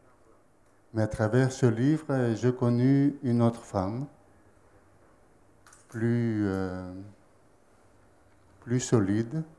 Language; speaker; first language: French; non-native, fluent; Greek